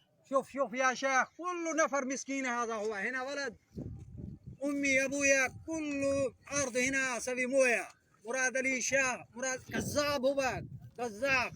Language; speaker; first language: Arabic; non-native, learner; Sindhi